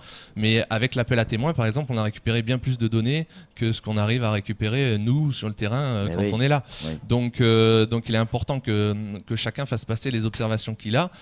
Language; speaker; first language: French; native; French